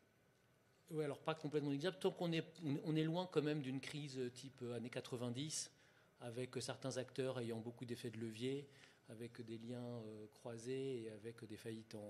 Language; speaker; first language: French; native; French